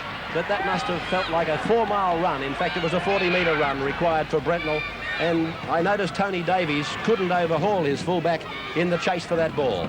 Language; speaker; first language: English; native; English